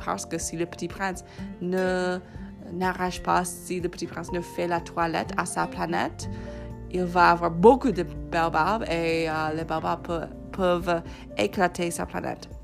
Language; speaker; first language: French; non-native, fluent; English